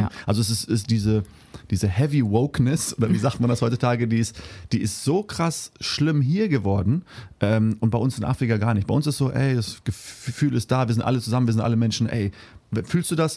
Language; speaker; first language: German; early bilingual, heritage; German